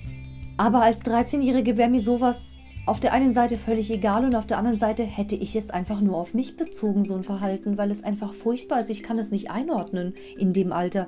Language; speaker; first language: German; native; German